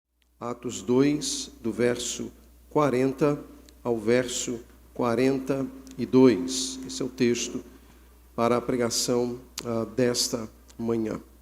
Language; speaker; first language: Portuguese; native; Portuguese